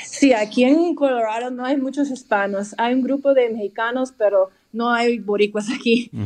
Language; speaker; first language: Spanish; early bilingual, heritage; English